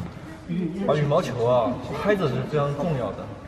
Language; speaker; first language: Chinese; native; Chinese